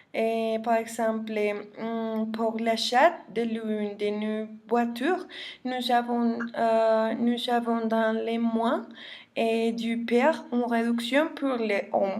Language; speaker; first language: French; non-native, learner; Spanish